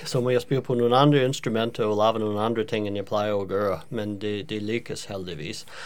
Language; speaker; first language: Danish; non-native, fluent; English